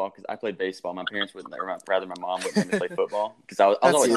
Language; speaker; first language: English; native; English